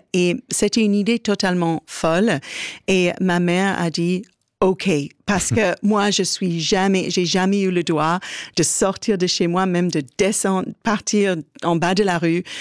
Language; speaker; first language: French; non-native, fluent; English